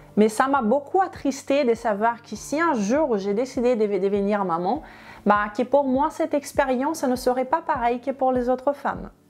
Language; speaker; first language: French; non-native, fluent; Portuguese